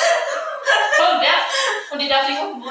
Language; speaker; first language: German; early bilingual, other home language; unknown